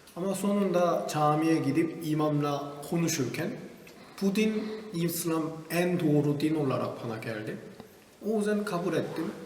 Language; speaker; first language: Turkish; non-native, learner; Korean